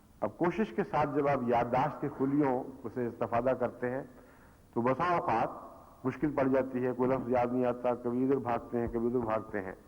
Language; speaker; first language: Urdu; native; Urdu